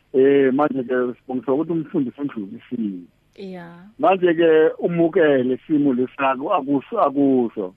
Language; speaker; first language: Zulu; non-native, local second language; Swati